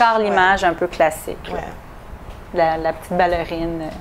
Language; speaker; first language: French; native; French